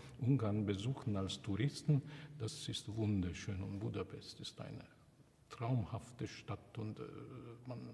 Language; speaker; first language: German; non-native, fluent; Hungarian